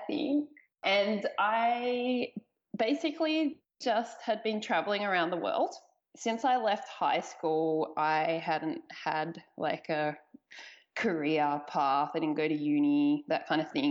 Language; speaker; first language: English; native; English